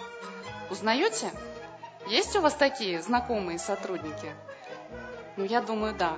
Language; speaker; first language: Russian; native; Russian